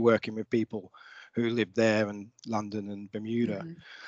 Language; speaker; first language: English; native; English